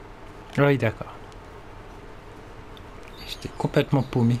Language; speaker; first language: French; native; French